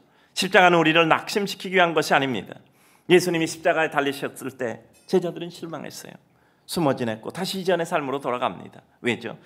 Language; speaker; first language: Korean; native; Korean